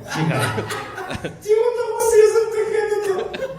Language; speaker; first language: Hebrew; native; Hebrew